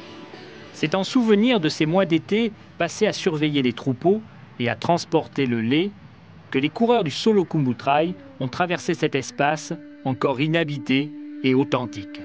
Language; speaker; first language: French; native; French